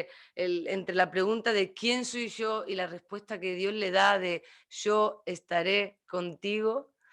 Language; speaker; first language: Spanish; native; Spanish